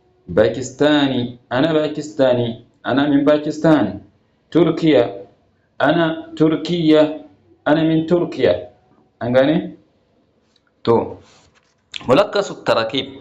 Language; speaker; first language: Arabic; non-native, fluent; Hausa